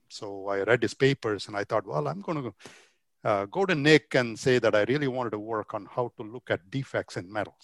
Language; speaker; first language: English; non-native, local second language; Tamil